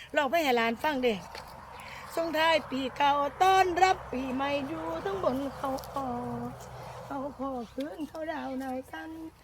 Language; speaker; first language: Thai; native; Thai